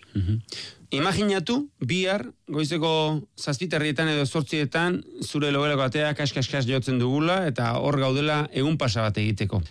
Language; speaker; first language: Basque; native; Basque